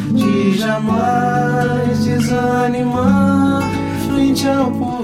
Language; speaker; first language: Portuguese; native; Portuguese